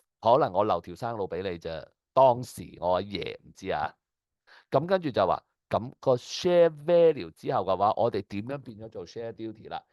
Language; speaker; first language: Cantonese; native; Cantonese